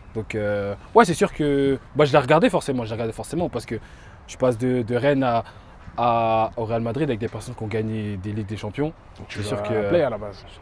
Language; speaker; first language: French; native; French